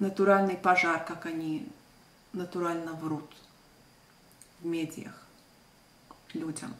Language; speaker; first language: Russian; non-native, local second language; Latvian